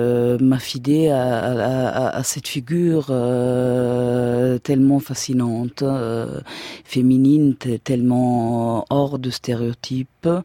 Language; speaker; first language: French; non-native, fluent; German